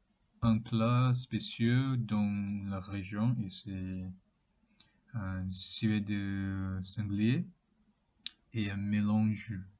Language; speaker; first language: French; non-native, learner; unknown